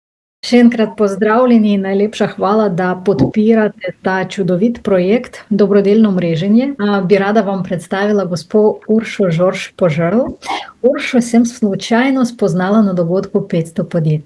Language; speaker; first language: Slovenian; non-native, fluent; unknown